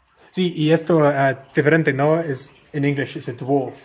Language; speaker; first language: Spanish; non-native, learner; English